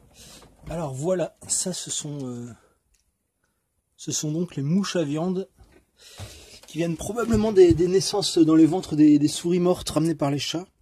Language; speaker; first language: French; native; French